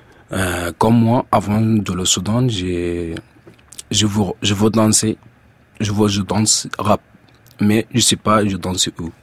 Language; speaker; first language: French; non-native, learner; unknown